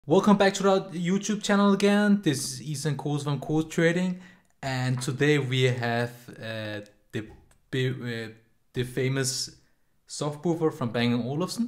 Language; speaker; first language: English; non-native, fluent; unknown